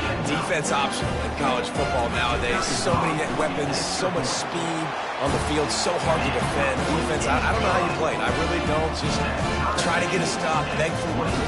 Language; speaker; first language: English; native; English